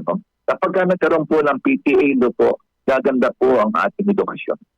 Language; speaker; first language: Filipino; native; Filipino